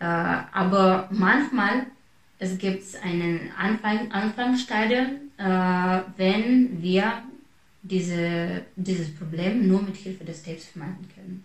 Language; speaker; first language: German; non-native, fluent; Russian